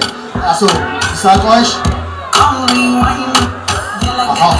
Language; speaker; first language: German; non-native, learner; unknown